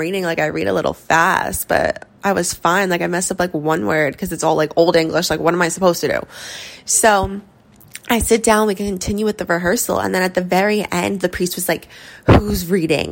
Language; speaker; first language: English; native; English